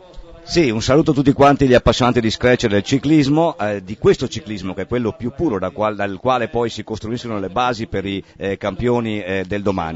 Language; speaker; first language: Italian; native; Italian